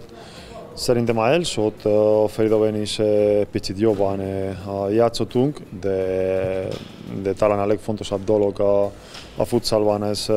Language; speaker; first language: Hungarian; non-native, learner; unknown